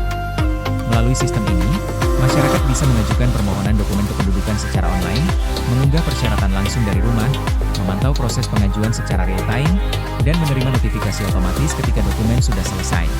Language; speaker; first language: Indonesian; native; Indonesian